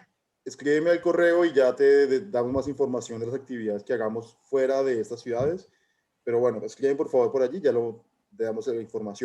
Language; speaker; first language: Spanish; native; Spanish